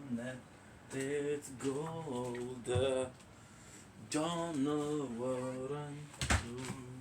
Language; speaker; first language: English; non-native, local second language; French